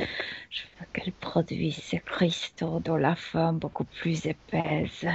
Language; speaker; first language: French; non-native, fluent; Spanish